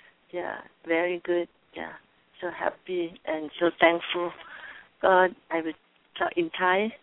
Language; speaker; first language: English; non-native, learner; Thai